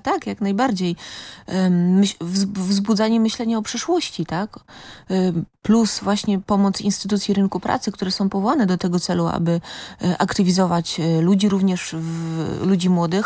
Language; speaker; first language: Polish; native; Polish